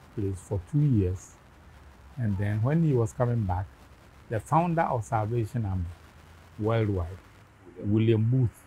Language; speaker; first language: English; non-native, local second language; Akan